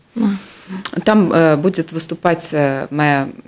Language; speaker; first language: Russian; non-native, local second language; Latvian